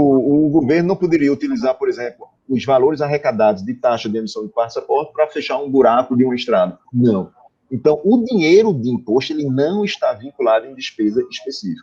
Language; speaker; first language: Portuguese; native; Portuguese